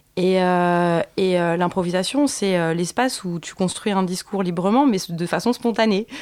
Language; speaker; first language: French; native; French